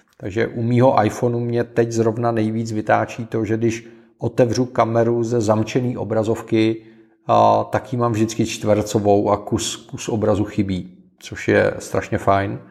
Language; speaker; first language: Czech; native; Czech